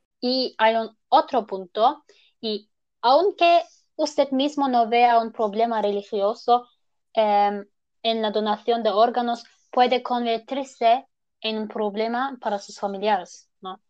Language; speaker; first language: Spanish; non-native, learner; German